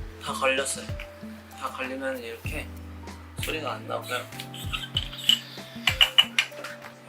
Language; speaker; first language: Korean; native; Korean